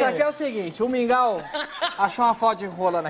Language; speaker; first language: Portuguese; native; Portuguese